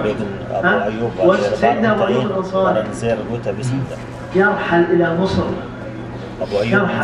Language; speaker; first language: German; non-native, fluent; Arabic